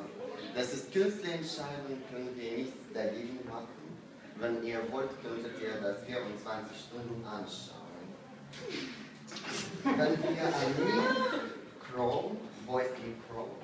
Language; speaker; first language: German; non-native, fluent; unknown